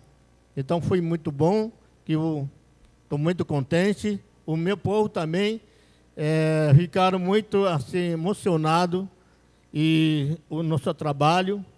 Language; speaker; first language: Portuguese; non-native, local second language; Yanomámi